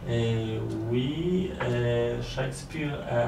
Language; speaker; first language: French; non-native, learner; Polish